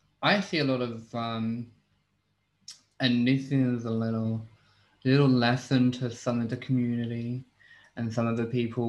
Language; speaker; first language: English; native; English